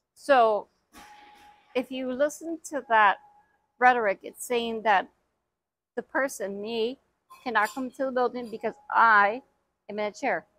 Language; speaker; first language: English; native; English